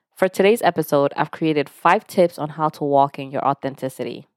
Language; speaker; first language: English; early bilingual, other home language; Yoruba